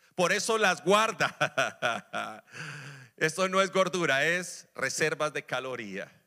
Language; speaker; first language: Spanish; native; Spanish